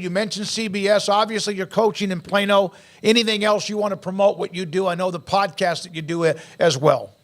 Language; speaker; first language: English; native; English